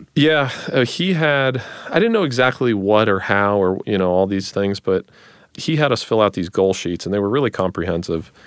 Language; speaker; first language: English; native; English